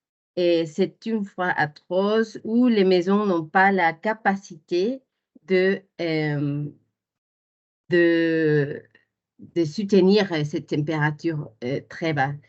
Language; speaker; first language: French; non-native, fluent; Spanish